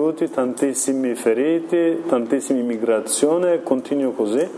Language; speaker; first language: Italian; non-native, learner; Kurdish